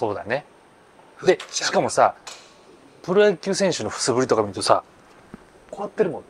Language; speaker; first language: Japanese; native; Japanese